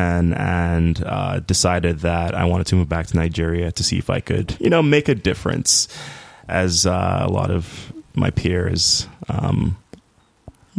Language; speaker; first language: English; native; English